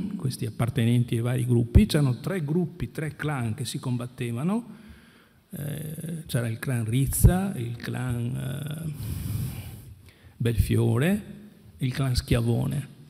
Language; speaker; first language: Italian; native; Italian